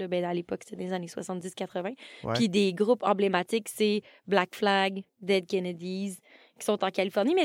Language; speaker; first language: French; native; French